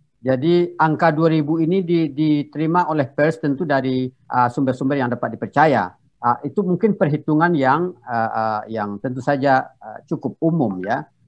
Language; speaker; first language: Indonesian; non-native, local second language; Minangkabau